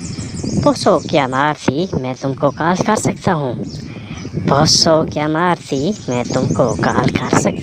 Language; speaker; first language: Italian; non-native, learner; Urdu